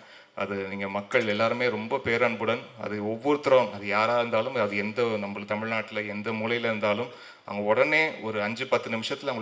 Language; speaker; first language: Tamil; native; Tamil